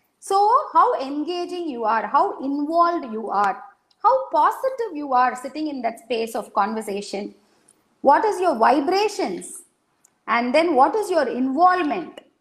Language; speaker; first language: English; non-native, local second language; Tamil